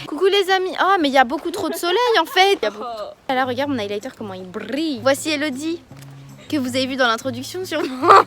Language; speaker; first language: French; native; French